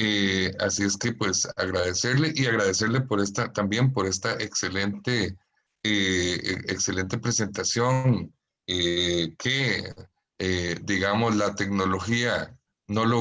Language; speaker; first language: Spanish; native; Spanish